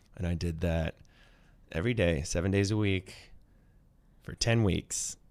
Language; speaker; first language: English; native; English